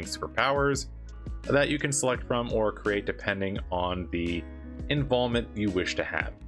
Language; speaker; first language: English; native; English